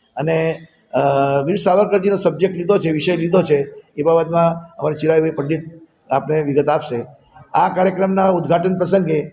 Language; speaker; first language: Gujarati; native; Gujarati